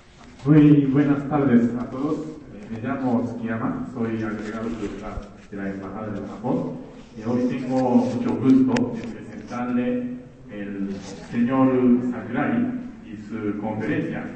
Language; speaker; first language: Spanish; non-native, fluent; Japanese